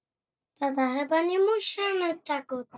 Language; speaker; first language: Polish; early bilingual, heritage; Polish